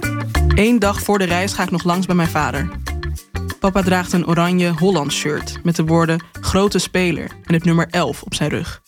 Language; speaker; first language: Dutch; native; Dutch